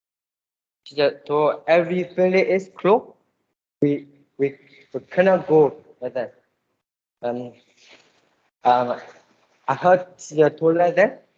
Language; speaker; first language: English; non-native, learner; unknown